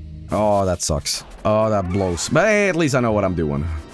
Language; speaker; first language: English; non-native, fluent; Swedish